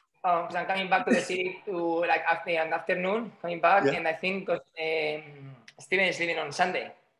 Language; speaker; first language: English; non-native, fluent; Spanish